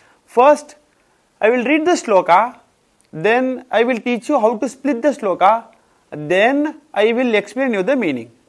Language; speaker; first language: English; non-native, local second language; Tamil